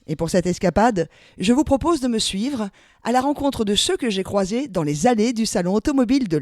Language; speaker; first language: French; native; French